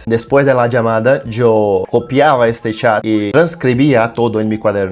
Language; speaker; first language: Spanish; non-native, fluent; Portuguese